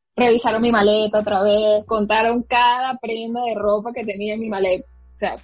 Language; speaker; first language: Spanish; native; Spanish